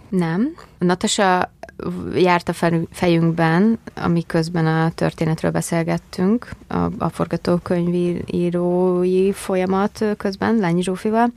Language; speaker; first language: Hungarian; native; Hungarian